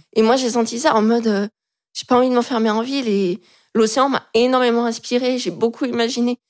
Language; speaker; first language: French; native; French